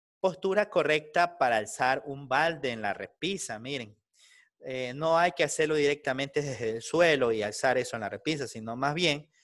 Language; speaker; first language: Spanish; native; Spanish